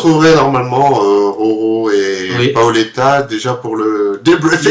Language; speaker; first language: French; native; French